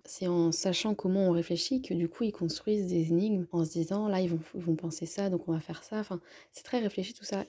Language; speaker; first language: French; native; French